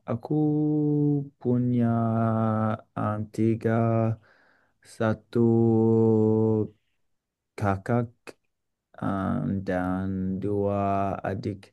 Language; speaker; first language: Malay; non-native, learner; English